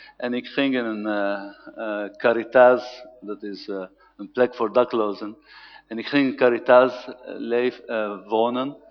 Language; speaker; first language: Dutch; non-native, fluent; Arabic